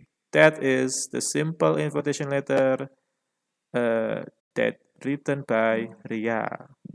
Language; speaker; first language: English; non-native, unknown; Indonesian